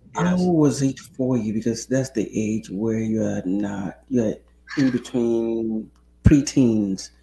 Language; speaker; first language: English; non-native, local second language; Yoruba